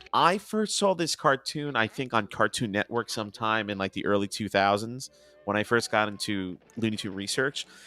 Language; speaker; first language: English; native; English